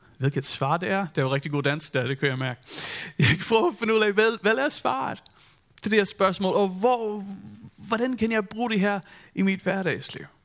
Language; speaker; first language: Danish; non-native, fluent; English